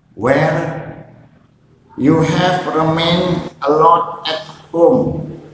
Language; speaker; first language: English; non-native, fluent; Indonesian